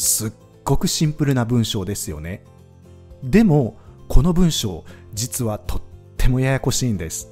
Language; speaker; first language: Japanese; native; Japanese